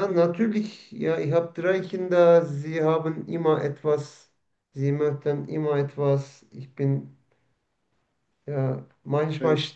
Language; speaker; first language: German; non-native, learner; Turkish